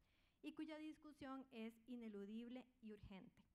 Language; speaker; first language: Spanish; native; Spanish